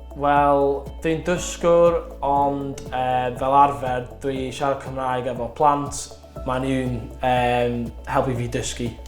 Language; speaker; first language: Welsh; non-native, local second language; English